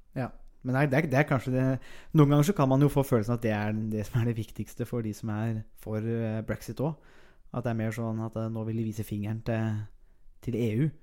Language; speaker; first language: Norwegian; native; Norwegian